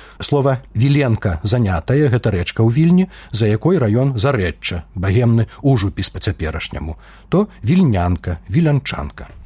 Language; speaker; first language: Belarusian; native; Belarusian